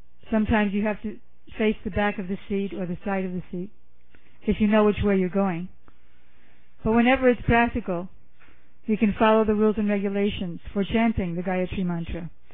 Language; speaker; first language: English; native; English